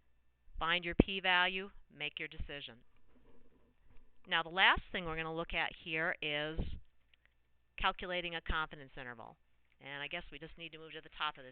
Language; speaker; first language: English; native; English